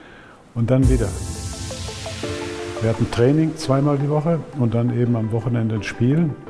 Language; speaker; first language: German; native; German